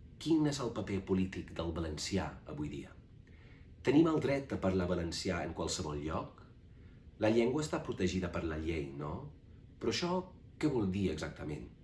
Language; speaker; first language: Catalan; non-native, fluent; English